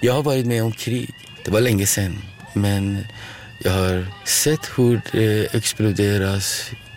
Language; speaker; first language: Swedish; non-native, fluent; Persian